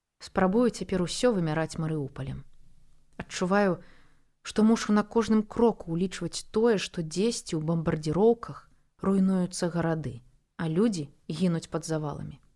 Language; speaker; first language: Belarusian; non-native, local second language; Russian